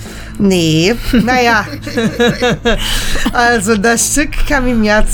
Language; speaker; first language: German; native; German